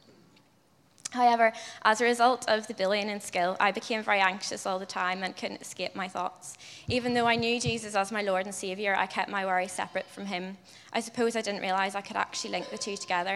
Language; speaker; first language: English; native; English